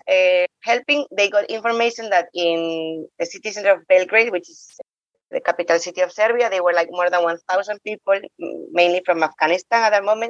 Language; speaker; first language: English; non-native, fluent; Spanish